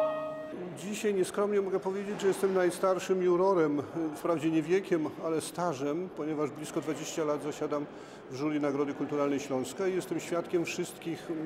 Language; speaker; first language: Polish; native; Polish